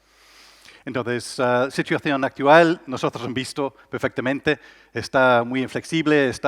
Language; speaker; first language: Spanish; non-native, learner; English